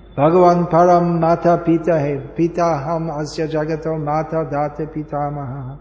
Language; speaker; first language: Hindi; non-native, fluent; English